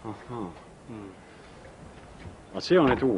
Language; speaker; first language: Finnish; non-native, learner; Estonian